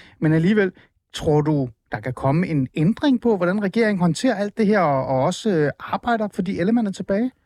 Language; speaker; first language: Danish; early bilingual, other home language; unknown